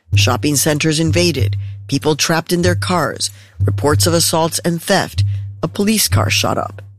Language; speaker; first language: English; native; English